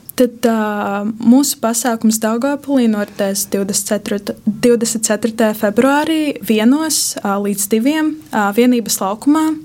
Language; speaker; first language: Latvian; native; Latvian